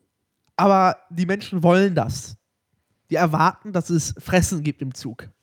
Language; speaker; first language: German; native; German